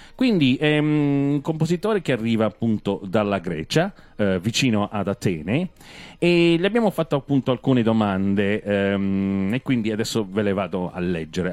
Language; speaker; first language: Italian; non-native, fluent; English